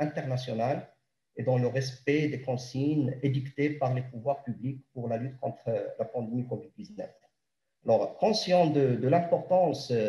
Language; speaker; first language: French; non-native, local second language; Arabic